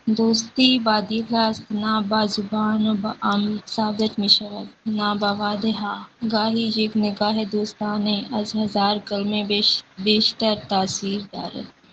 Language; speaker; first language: Persian; non-native, learner; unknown